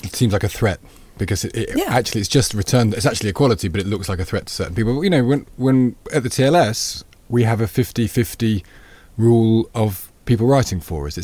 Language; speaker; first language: English; native; English